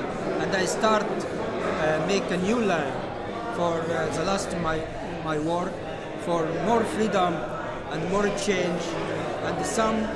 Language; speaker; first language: English; non-native, learner; Arabic